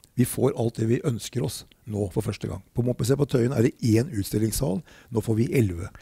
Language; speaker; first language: Norwegian; native; Norwegian